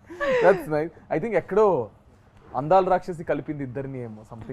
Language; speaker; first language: Telugu; native; Telugu